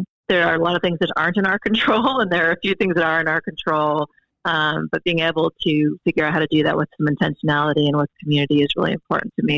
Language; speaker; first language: English; native; English